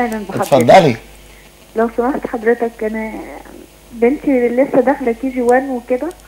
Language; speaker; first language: Arabic; native; Arabic